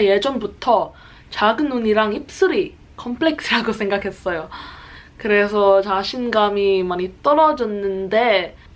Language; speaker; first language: Korean; early bilingual, heritage; Korean